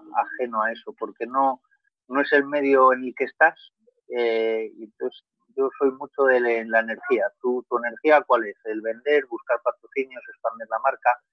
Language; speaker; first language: Spanish; native; Spanish